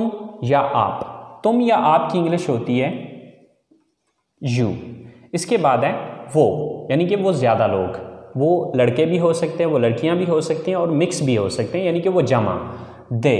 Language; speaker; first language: Urdu; native; Urdu